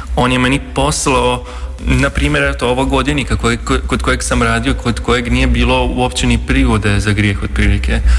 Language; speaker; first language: Bosnian; non-native, local second language; Hungarian